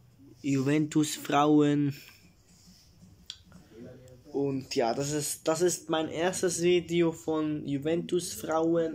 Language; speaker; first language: German; early bilingual, other home language; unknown